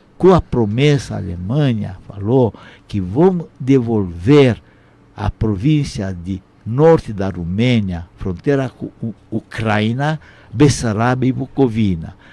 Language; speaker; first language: Portuguese; non-native, fluent; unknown